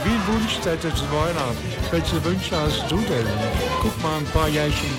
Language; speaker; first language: German; native; German